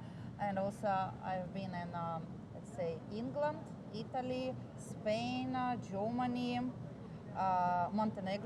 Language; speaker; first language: English; non-native, fluent; Russian